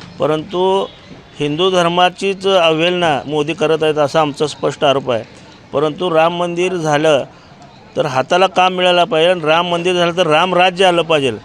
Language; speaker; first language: Marathi; native; Marathi